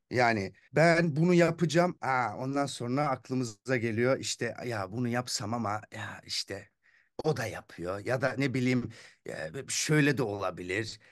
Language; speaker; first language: Turkish; early bilingual, heritage; Turkish